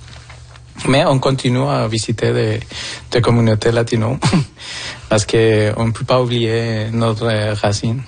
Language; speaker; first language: French; non-native, fluent; Spanish